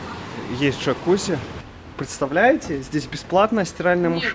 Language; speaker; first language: Russian; native; Russian